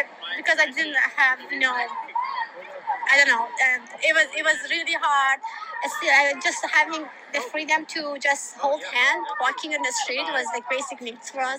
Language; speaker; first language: English; non-native, fluent; Persian